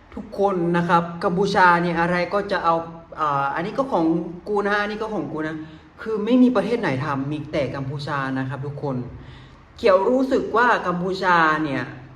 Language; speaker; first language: Thai; native; Thai